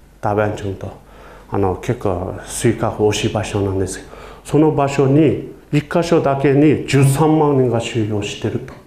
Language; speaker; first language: Japanese; non-native, fluent; Uyghur